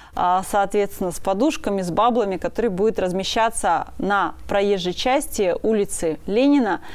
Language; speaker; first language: Russian; native; Russian